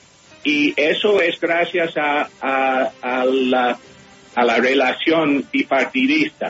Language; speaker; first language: Spanish; non-native, fluent; English